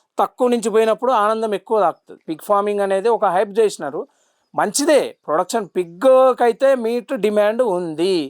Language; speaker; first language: Telugu; native; Telugu